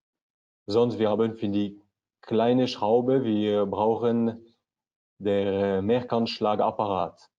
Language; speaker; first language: German; non-native, learner; French